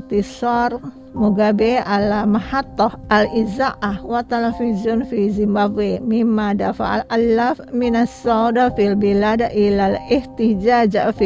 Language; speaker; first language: Arabic; non-native, fluent; Indonesian